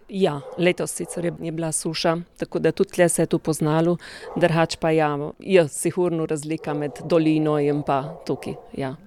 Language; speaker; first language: Slovenian; native; Slovenian